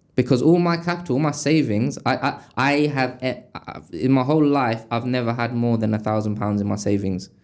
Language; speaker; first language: English; native; English